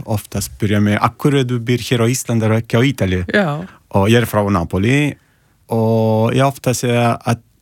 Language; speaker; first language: Icelandic; non-native, learner; Italian